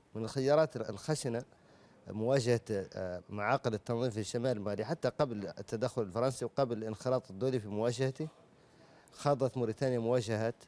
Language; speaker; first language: Arabic; native; Arabic